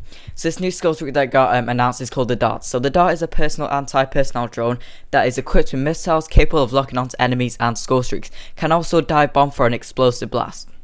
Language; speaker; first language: English; native; English